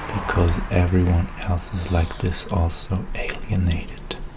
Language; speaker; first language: English; non-native, fluent; German